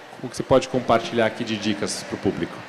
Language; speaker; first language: Portuguese; native; Portuguese